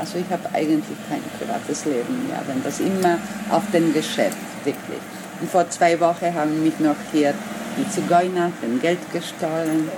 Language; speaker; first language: German; non-native, learner; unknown